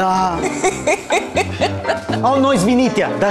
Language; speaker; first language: Russian; non-native, learner; Spanish